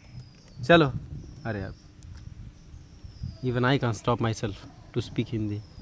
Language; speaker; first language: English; non-native, learner; Hindi